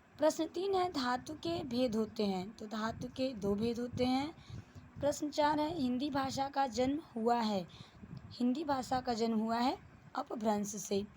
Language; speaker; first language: Hindi; native; Hindi